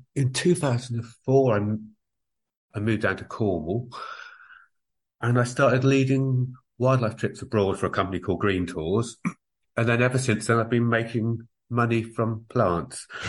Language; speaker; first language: English; native; English